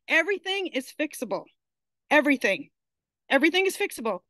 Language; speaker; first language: English; native; English